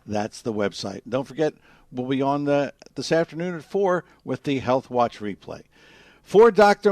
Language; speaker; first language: English; native; English